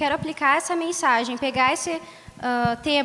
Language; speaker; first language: Portuguese; native; Portuguese